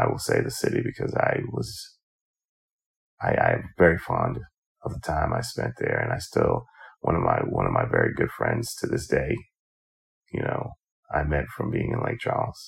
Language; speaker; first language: English; native; English